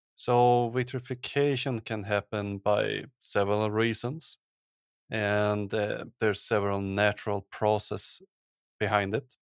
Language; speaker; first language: English; non-native, fluent; Swedish